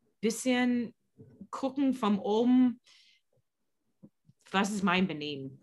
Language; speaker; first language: German; non-native, learner; English